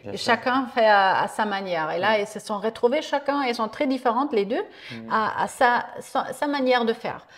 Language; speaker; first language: French; non-native, fluent; German